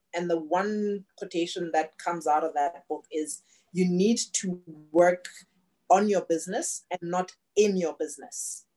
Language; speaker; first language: English; non-native, local second language; Tswana